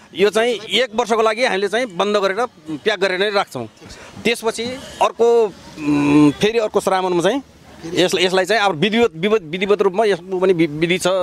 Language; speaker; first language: Nepali; native; Nepali